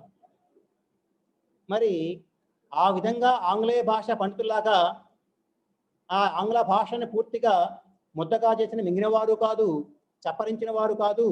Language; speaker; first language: Telugu; native; Telugu